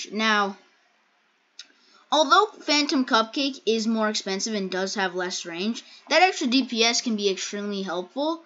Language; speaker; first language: English; native; English